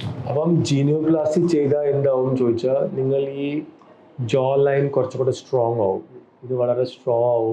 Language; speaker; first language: Malayalam; non-native, local second language; Tamil